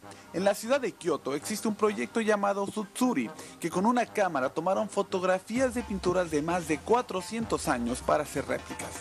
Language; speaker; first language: Spanish; native; Spanish